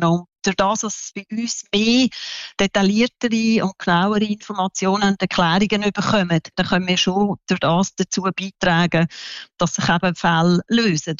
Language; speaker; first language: German; native; German